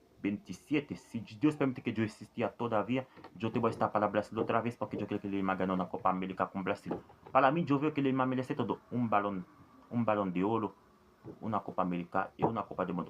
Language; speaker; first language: Spanish; non-native, learner; Haitian Creole